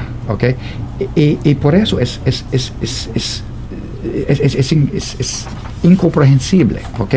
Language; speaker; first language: Spanish; non-native, fluent; English